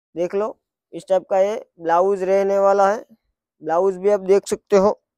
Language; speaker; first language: Hindi; non-native, local second language; Gujarati